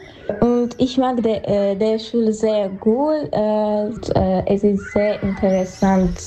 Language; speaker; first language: German; non-native, learner; Armenian